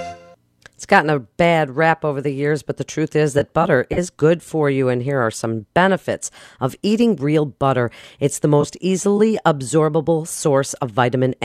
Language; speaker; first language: English; native; English